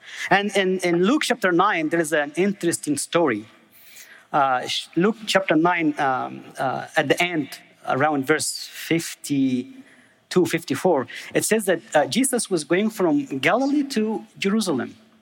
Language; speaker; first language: English; non-native, fluent; Arabic